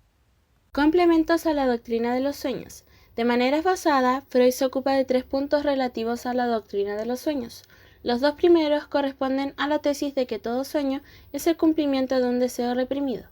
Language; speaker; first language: Spanish; native; Spanish